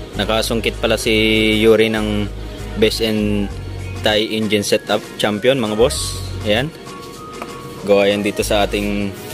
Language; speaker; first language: Filipino; non-native, local second language; Bikol